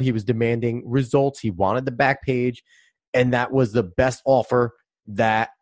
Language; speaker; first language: English; native; English